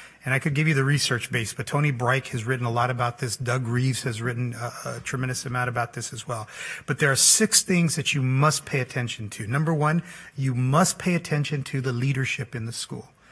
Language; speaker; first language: English; early bilingual, other home language; Spanish